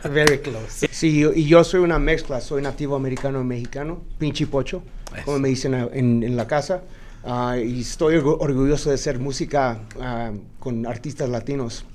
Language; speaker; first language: Spanish; early bilingual, heritage; English